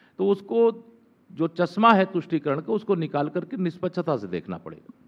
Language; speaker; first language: Hindi; native; Hindi